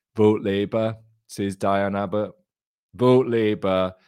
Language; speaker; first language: English; native; English